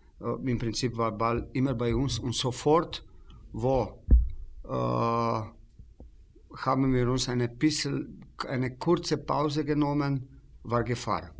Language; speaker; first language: German; non-native, fluent; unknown